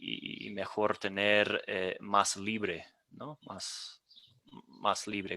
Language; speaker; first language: Spanish; non-native, fluent; English